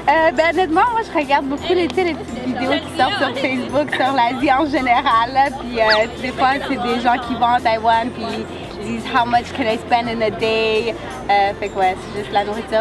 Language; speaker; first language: French; early bilingual, other home language; Spanish